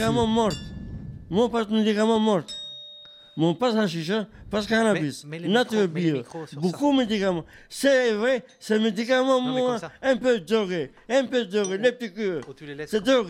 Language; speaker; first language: French; non-native, learner; Albanian